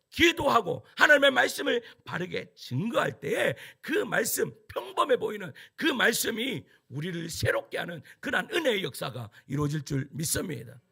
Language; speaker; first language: Korean; native; Korean